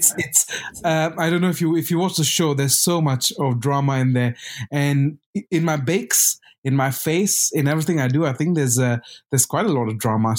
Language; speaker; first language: English; non-native, local second language; Tamil